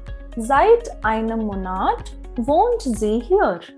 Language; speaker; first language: German; non-native, fluent; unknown